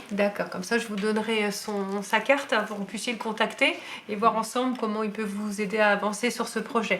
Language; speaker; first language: French; native; French